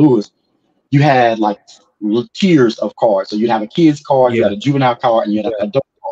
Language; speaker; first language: English; native; English